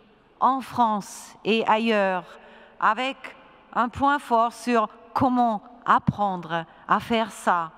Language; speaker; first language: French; non-native, fluent; German